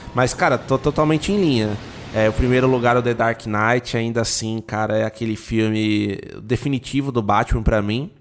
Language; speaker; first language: Portuguese; native; Portuguese